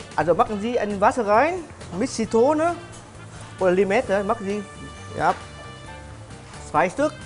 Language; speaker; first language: German; non-native, learner; Vietnamese